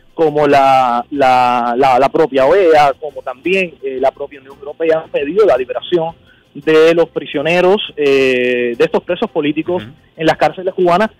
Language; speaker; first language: Spanish; native; Spanish